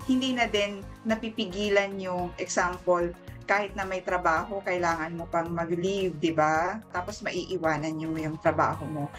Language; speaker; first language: Filipino; non-native, local second language; Bikol